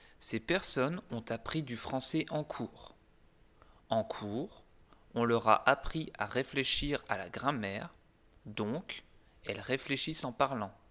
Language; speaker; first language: French; native; French